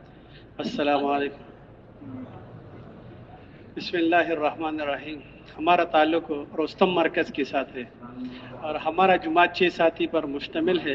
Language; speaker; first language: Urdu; non-native, local second language; Pashto